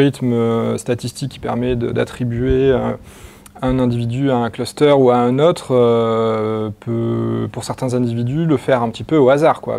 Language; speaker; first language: French; native; French